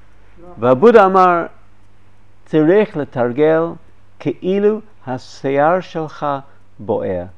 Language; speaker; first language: Hebrew; non-native, fluent; English